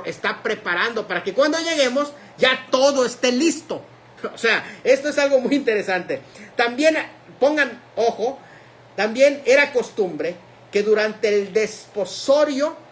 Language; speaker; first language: Spanish; native; Spanish